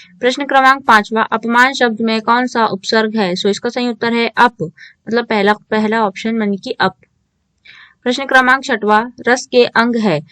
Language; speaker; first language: Hindi; native; Hindi